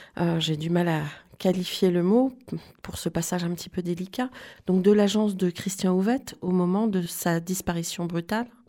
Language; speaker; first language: French; native; French